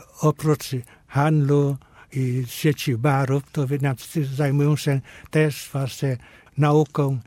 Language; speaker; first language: Polish; non-native, fluent; Vietnamese